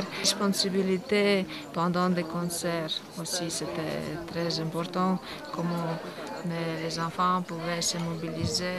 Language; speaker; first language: French; non-native, fluent; Latvian